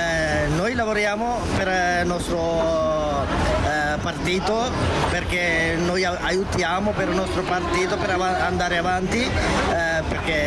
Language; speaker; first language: Italian; non-native, learner; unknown